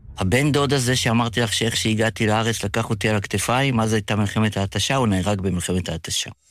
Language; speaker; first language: Hebrew; early bilingual, other home language; Yiddish